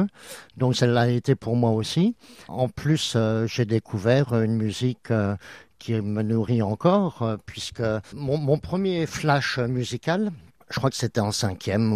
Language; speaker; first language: French; native; French